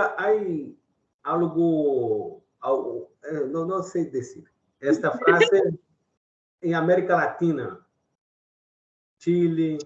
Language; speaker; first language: Spanish; non-native, learner; Portuguese